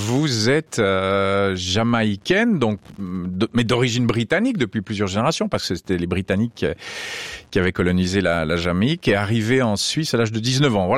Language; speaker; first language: French; native; French